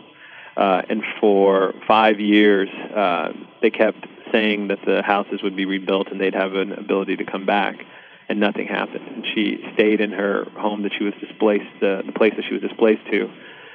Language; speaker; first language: English; early bilingual, other home language; Sinhala